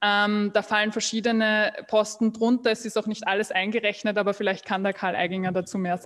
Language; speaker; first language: German; native; German